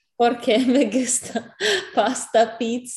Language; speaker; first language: Spanish; non-native, learner; English